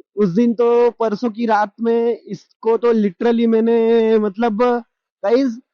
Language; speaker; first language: Hindi; non-native, local second language; Marathi